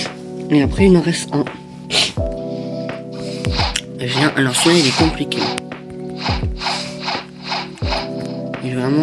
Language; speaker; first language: French; native; French